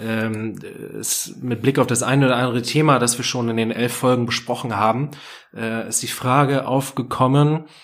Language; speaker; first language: German; native; German